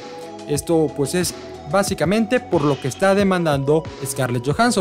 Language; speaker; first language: Spanish; native; Spanish